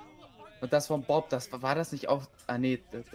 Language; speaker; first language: German; native; German